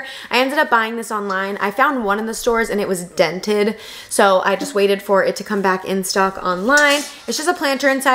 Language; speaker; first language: English; native; English